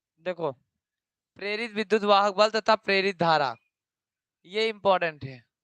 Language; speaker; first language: Hindi; native; Hindi